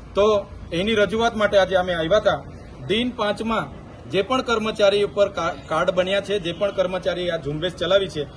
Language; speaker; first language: Gujarati; non-native, local second language; Vasavi